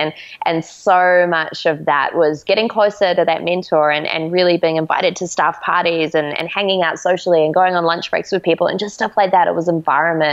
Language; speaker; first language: English; native; English